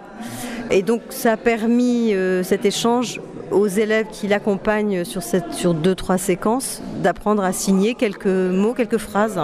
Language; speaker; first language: French; native; French